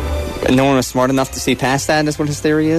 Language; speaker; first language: English; native; English